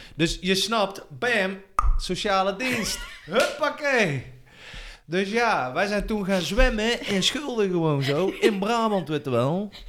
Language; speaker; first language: Dutch; early bilingual, other home language; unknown